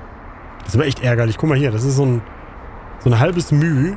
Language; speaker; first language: German; native; German